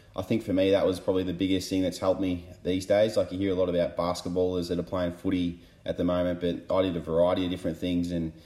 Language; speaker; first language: English; native; English